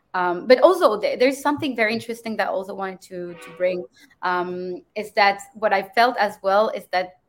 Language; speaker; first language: English; non-native, fluent; French